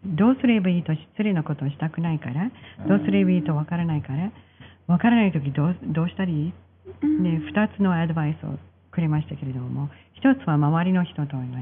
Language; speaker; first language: Japanese; non-native, fluent; English